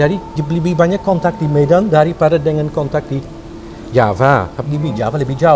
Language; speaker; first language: Indonesian; non-native, fluent; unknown